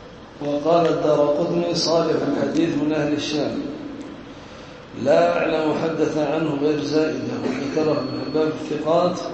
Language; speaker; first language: Arabic; native; Arabic